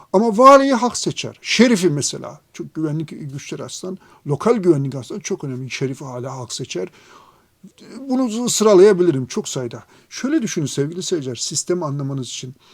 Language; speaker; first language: Turkish; native; Turkish